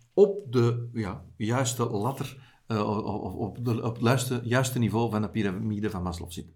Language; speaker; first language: Dutch; native; Dutch